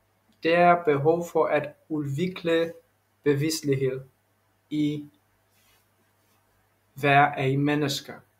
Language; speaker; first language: Danish; non-native, learner; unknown